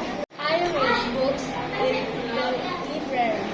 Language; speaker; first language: English; non-native, learner; Indonesian